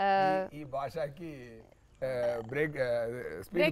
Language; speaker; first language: Telugu; non-native, fluent; Tamil